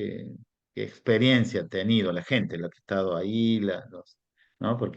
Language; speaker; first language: Spanish; native; Spanish